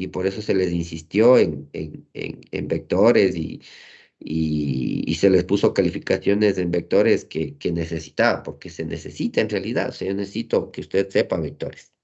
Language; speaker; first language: Spanish; native; Spanish